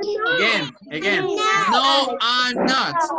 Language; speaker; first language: English; non-native, fluent; Spanish